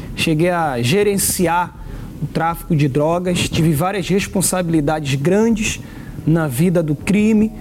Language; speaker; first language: Portuguese; native; Portuguese